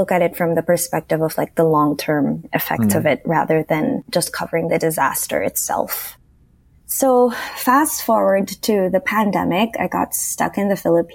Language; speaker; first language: English; non-native, local second language; Filipino